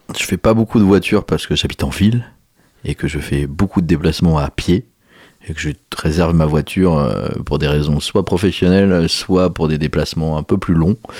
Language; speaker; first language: French; native; French